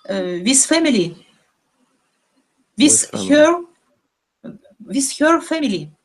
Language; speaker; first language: English; non-native, learner; Russian